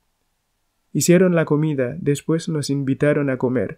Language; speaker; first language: Spanish; non-native, fluent; Haitian Creole